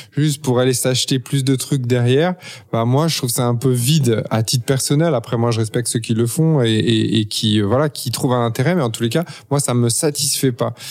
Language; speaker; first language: French; native; French